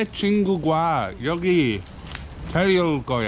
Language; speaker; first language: Korean; non-native, learner; English